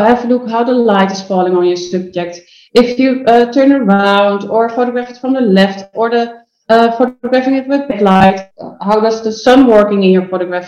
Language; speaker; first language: English; non-native, fluent; Dutch